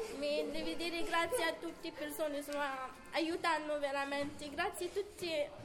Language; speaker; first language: Italian; non-native, learner; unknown